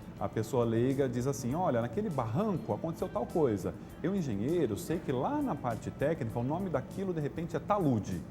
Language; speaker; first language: Portuguese; native; Portuguese